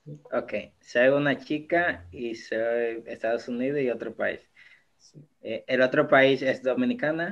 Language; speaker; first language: Spanish; non-native, fluent; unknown